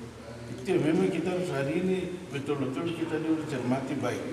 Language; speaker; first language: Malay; non-native, local second language; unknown